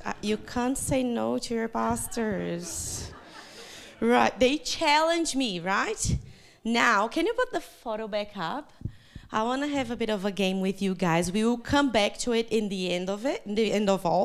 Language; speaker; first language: English; non-native, fluent; Portuguese